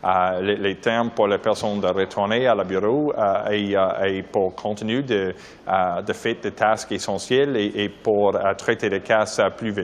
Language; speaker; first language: French; non-native, learner; English